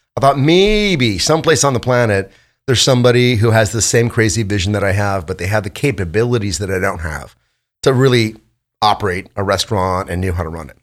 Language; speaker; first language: English; native; English